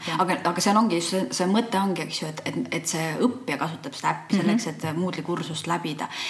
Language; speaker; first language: Estonian; native; Estonian